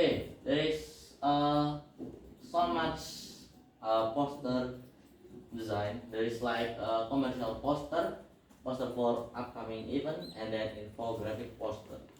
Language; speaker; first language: English; non-native, learner; Indonesian